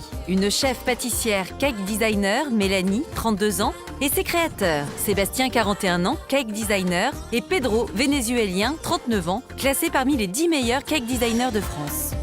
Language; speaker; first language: French; native; French